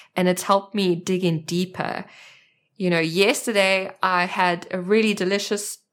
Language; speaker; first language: English; native; English